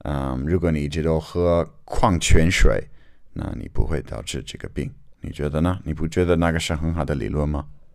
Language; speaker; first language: Chinese; non-native, learner; English